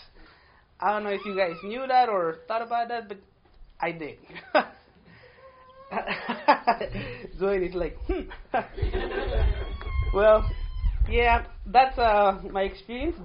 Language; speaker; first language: English; non-native, fluent; Spanish